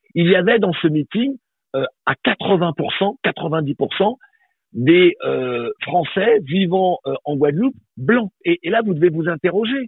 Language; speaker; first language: French; native; French